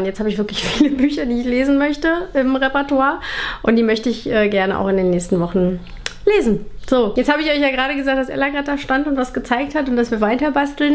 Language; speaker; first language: German; native; German